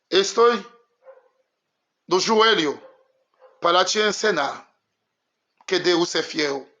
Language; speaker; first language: Portuguese; non-native, learner; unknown